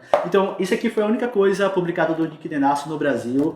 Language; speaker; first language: Portuguese; native; Portuguese